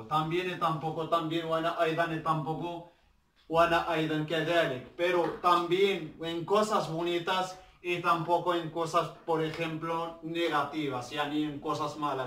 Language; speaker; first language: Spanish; non-native, learner; Arabic